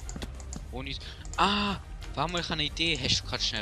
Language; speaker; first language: German; native; German